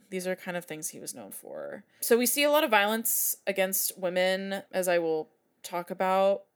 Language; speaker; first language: English; native; English